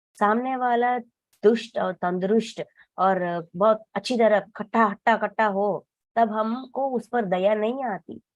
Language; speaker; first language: Hindi; non-native, local second language; Telugu